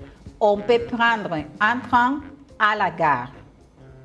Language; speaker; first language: French; non-native, fluent; Spanish